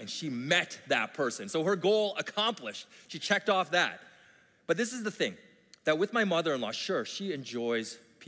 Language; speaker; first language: English; native; English